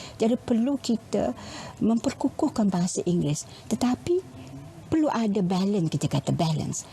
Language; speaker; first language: Malay; native; Malay